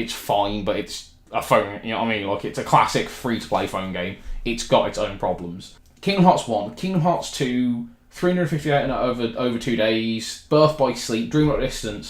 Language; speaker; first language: English; native; English